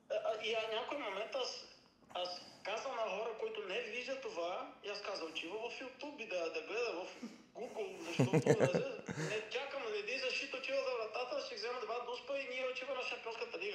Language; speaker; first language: Bulgarian; non-native, learner; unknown